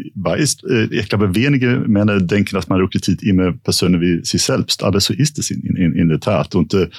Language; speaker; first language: German; non-native, fluent; Swedish